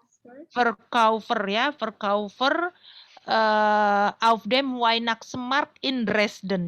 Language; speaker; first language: German; non-native, learner; Indonesian